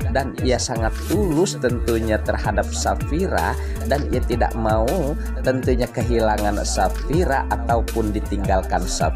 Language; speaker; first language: Indonesian; native; Indonesian